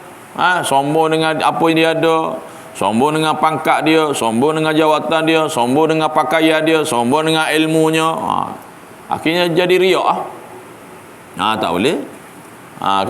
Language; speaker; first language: Malay; native; Malay